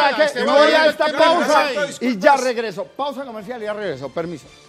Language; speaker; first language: Spanish; native; Spanish